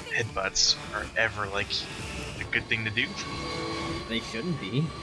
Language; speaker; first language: English; native; English